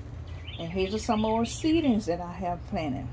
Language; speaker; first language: English; native; English